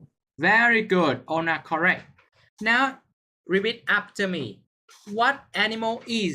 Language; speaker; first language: English; non-native, fluent; Vietnamese